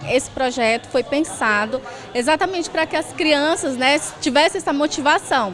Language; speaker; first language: Portuguese; native; Portuguese